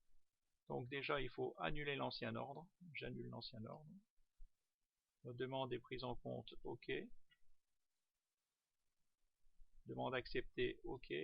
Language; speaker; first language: French; native; French